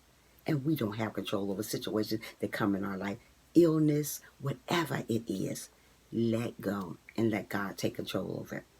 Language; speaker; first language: English; native; English